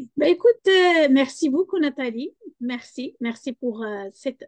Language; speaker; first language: French; non-native, local second language; Arabic